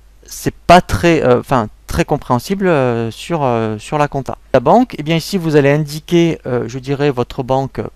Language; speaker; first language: French; native; French